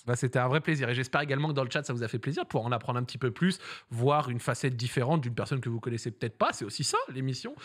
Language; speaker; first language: French; native; French